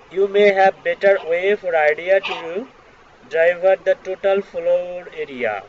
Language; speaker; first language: English; non-native, local second language; Bangla